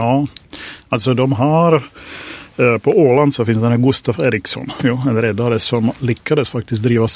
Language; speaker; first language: Swedish; non-native, fluent; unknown